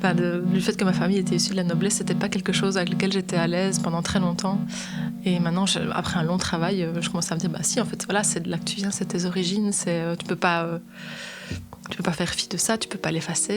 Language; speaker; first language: French; native; French